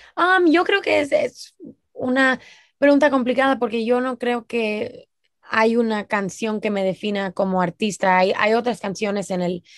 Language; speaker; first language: Spanish; early bilingual, heritage; Spanish